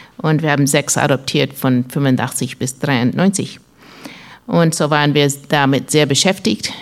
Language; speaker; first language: German; non-native, learner; English